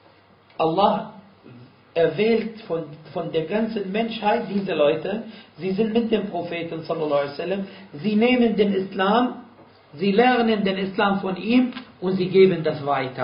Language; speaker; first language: German; non-native, fluent; Arabic